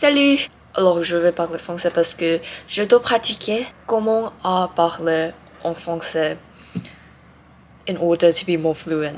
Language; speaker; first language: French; non-native, learner; Thai